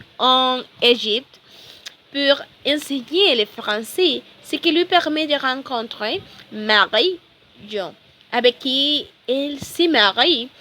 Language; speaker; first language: French; non-native, learner; Spanish